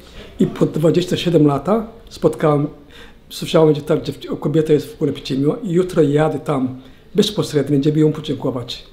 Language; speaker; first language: Polish; non-native, learner; Somali